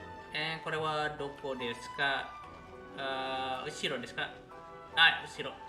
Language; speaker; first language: Japanese; non-native, learner; Indonesian